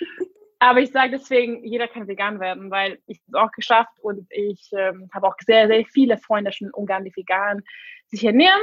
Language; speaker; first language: German; non-native, fluent; Hungarian